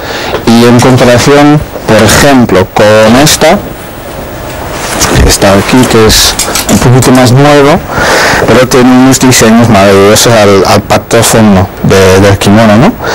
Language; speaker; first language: Spanish; non-native, fluent; Dutch